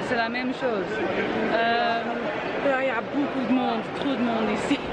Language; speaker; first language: French; non-native, learner; Dutch